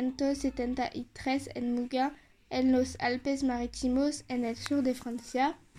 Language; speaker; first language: Spanish; non-native, learner; French